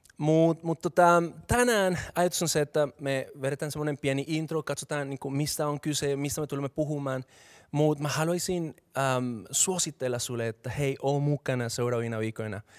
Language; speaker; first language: Finnish; non-native, fluent; Spanish